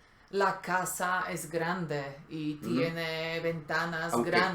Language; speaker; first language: Spanish; non-native, fluent; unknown